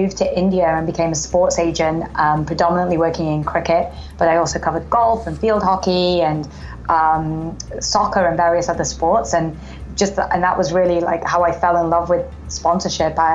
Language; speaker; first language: English; native; English